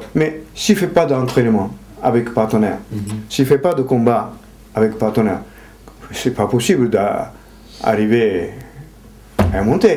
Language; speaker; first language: French; non-native, fluent; Japanese